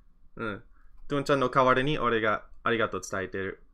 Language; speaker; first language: Japanese; non-native, learner; English